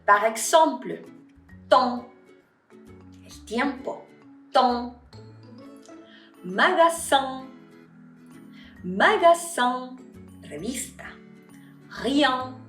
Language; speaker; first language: French; non-native, fluent; Spanish